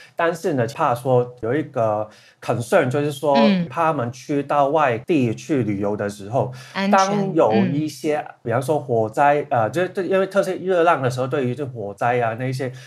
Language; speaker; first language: Chinese; non-native, local second language; Cantonese